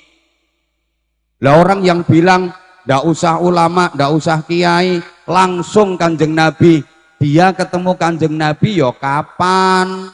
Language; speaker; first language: Indonesian; non-native, local second language; Javanese